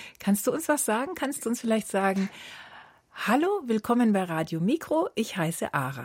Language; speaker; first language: German; native; German